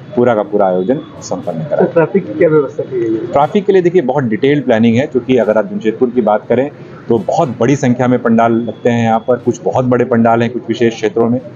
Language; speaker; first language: Hindi; native; Hindi